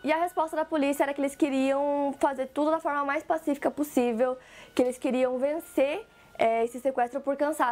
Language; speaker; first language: Portuguese; native; Portuguese